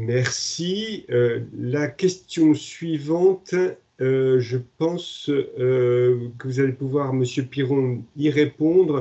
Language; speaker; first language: French; native; French